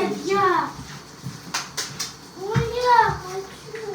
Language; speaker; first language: Russian; early bilingual, other home language; Armenian